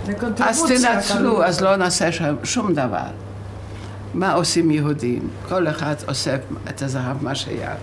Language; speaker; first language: Hebrew; non-native, fluent; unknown